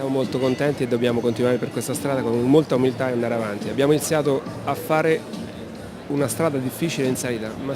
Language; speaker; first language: Italian; native; Italian